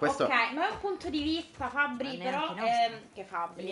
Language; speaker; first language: Italian; native; Italian